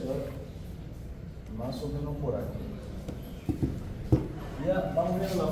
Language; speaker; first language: Spanish; native; Spanish